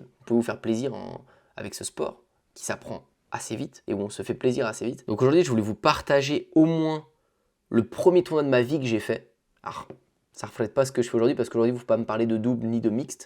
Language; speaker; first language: French; native; French